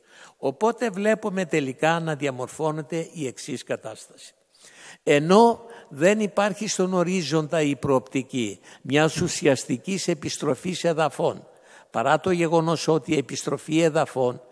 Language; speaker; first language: Greek; native; Greek